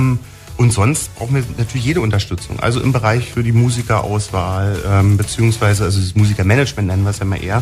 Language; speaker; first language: German; native; German